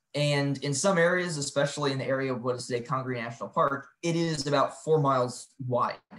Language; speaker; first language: English; native; English